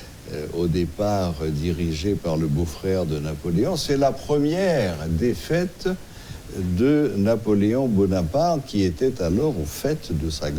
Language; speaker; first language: French; non-native, local second language; Haitian Creole